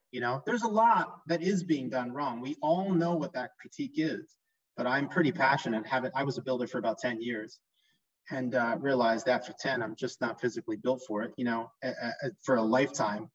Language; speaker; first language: English; native; English